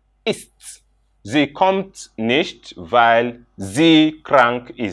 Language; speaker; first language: German; non-native, fluent; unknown